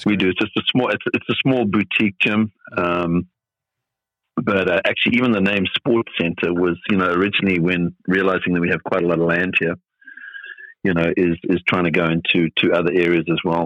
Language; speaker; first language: English; native; English